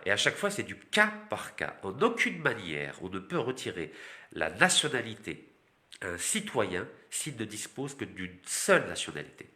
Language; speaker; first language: French; non-native, local second language; Arabic